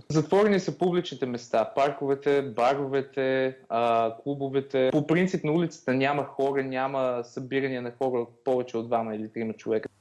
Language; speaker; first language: Bulgarian; native; Bulgarian